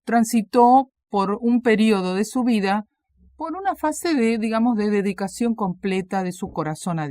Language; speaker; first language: Spanish; native; Spanish